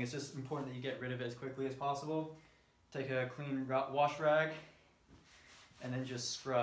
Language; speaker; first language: English; native; English